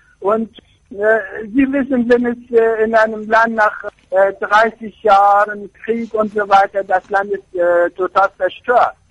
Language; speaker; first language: German; non-native, fluent; Persian